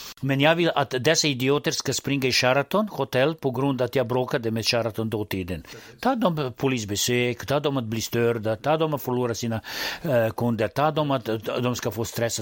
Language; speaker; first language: Swedish; non-native, fluent; Serbian